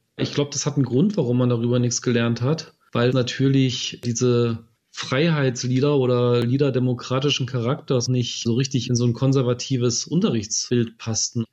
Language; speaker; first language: German; native; German